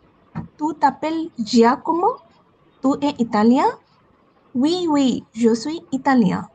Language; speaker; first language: French; non-native, learner; Bangla